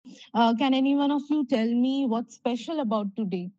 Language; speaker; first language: English; non-native, local second language; Bangla